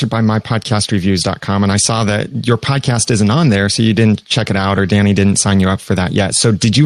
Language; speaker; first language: English; native; English